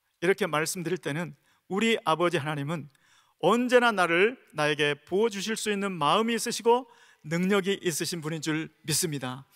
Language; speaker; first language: Korean; native; Korean